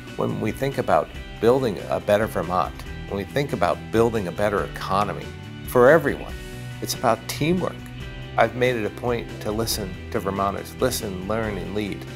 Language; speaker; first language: English; native; English